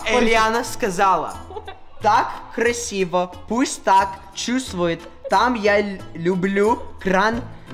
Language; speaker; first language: Russian; early bilingual, heritage; Russian